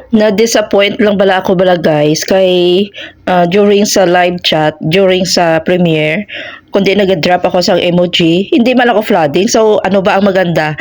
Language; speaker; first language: Filipino; non-native, local second language; Hiligaynon